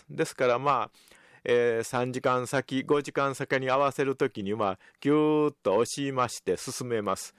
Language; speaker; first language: Japanese; native; Japanese